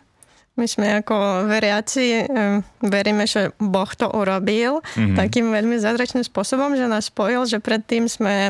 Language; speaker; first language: Slovak; non-native, fluent; Latvian